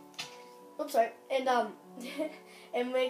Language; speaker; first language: English; native; English